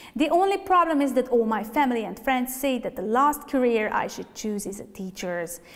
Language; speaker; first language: English; non-native, fluent; Hungarian